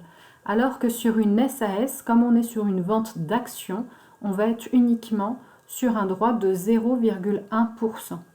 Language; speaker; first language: French; native; French